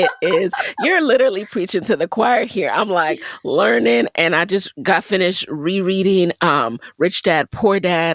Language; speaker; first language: English; native; English